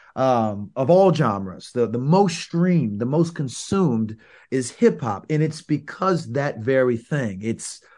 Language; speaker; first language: English; native; English